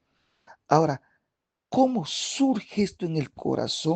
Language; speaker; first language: Spanish; native; Spanish